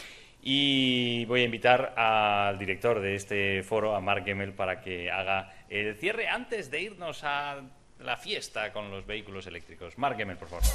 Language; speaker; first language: Spanish; native; Spanish